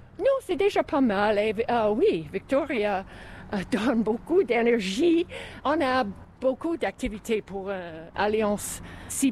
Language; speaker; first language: French; non-native, local second language; English